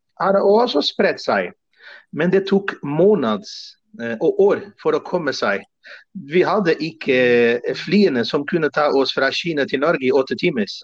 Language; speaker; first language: Norwegian; non-native, fluent; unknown